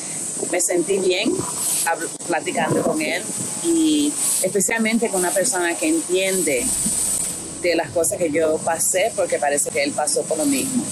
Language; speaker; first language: Spanish; early bilingual, heritage; Spanish